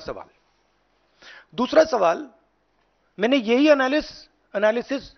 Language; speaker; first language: Hindi; native; Hindi